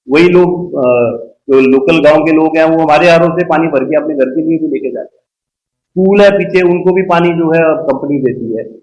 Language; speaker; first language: Hindi; native; Hindi